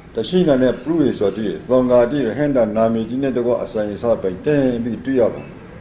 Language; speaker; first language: Burmese; native; Burmese